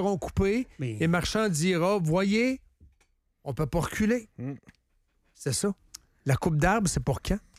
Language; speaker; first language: French; native; French